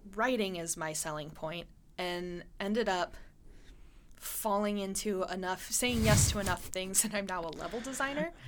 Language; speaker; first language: English; native; English